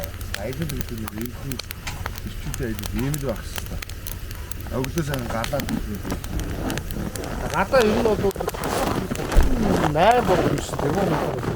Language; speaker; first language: Mongolian; native; Mongolian